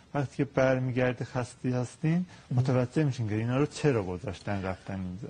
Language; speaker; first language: Persian; non-native, local second language; Azerbaijani